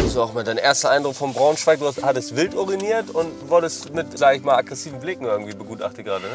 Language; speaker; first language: German; native; German